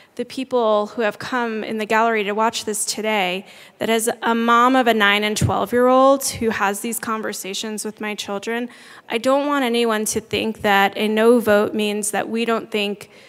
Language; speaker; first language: English; native; English